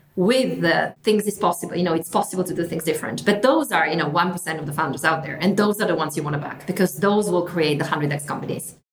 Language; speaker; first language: English; non-native, fluent; Italian